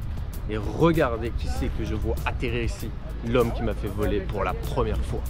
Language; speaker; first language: French; native; French